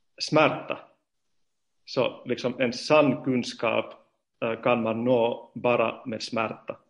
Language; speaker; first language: Swedish; non-native, fluent; Finnish